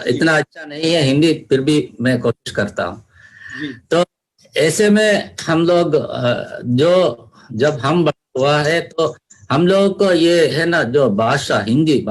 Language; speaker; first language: Hindi; non-native, learner; Divehi